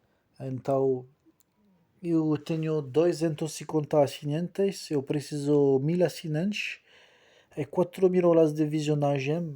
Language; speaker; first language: Portuguese; non-native, learner; French